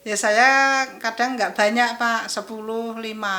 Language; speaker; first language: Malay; non-native, local second language; Javanese